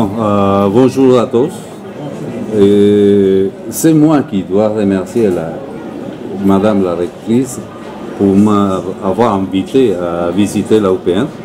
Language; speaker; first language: French; non-native, learner; Spanish